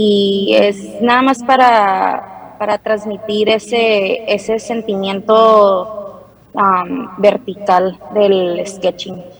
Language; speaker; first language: Spanish; early bilingual, heritage; Spanish